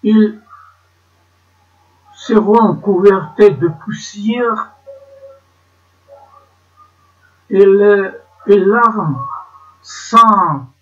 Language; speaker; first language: French; non-native, learner; Ukrainian